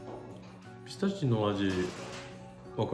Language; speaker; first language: Japanese; non-native, fluent; French